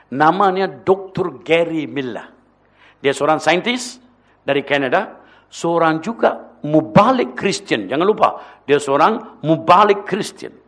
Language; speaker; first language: Malay; non-native, local second language; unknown